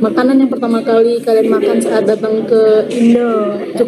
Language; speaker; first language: Indonesian; native; Indonesian